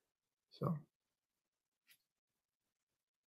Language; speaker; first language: English; native; English